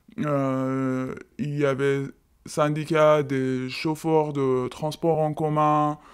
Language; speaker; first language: French; non-native, fluent; Persian